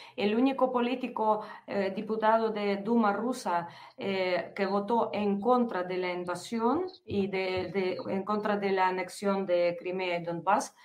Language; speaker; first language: Spanish; non-native, fluent; Ukrainian